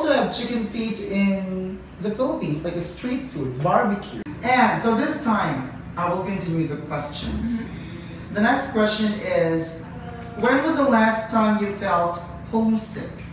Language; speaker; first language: English; non-native, local second language; Hiligaynon